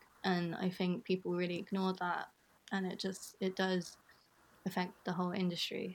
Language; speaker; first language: English; native; English